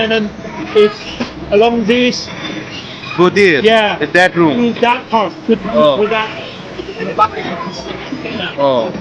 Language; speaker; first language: English; non-native, learner; Chinese